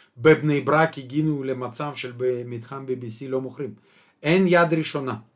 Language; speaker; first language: Hebrew; non-native, fluent; Russian